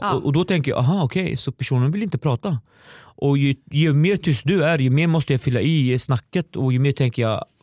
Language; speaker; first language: Swedish; early bilingual, other home language; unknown